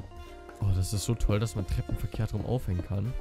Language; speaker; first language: German; native; German